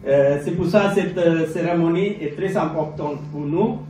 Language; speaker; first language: French; non-native, learner; Sinhala